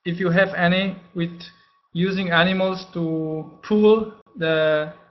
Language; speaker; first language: English; non-native, fluent; Polish